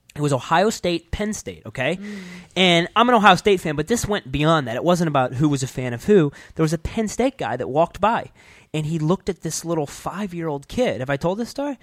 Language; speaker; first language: English; native; English